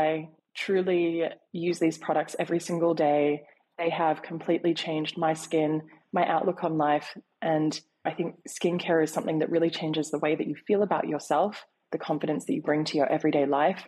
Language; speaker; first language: English; native; English